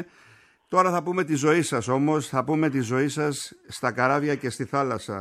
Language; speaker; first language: Greek; native; Greek